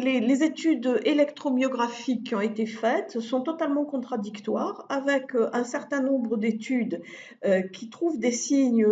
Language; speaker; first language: French; native; French